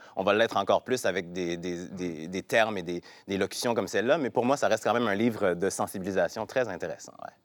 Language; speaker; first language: French; native; French